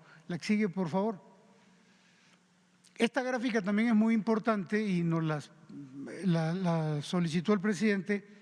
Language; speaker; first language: Spanish; native; Spanish